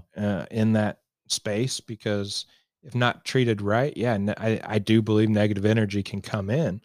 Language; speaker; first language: English; native; English